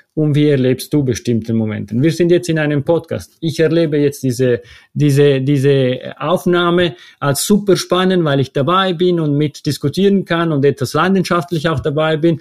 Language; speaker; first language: German; non-native, local second language; Italian